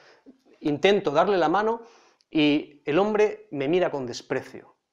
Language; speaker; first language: Spanish; native; Spanish